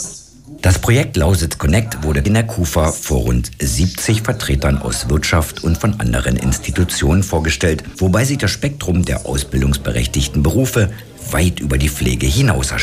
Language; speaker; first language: German; native; German